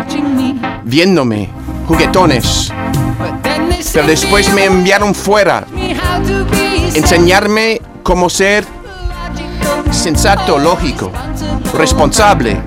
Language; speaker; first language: Spanish; non-native, learner; English